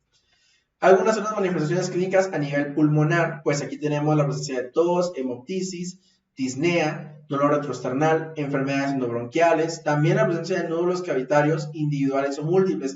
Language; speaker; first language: Spanish; native; Spanish